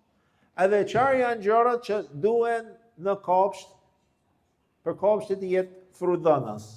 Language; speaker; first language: Albanian; non-native, fluent; English